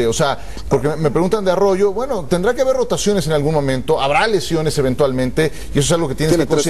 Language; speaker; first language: Spanish; native; Spanish